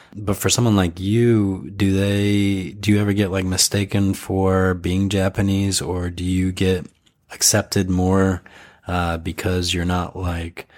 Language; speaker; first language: English; native; English